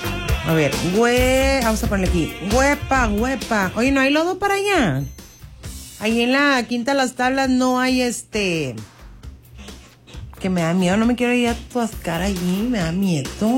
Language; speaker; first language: Spanish; native; Spanish